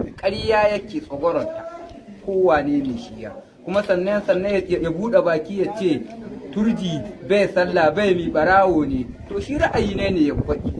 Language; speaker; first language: Hausa; non-native, local second language; Fula